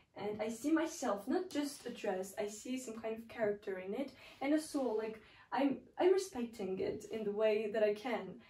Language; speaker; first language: English; non-native, fluent; Georgian